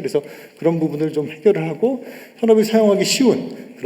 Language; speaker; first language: Korean; native; Korean